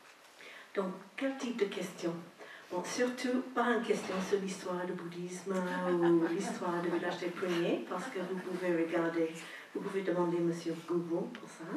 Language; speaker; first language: French; non-native, fluent; English